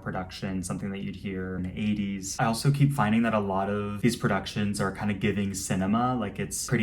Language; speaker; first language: English; native; English